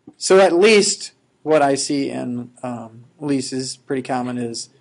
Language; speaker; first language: English; native; English